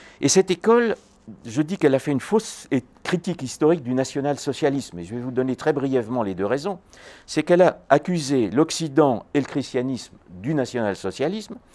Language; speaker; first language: French; native; French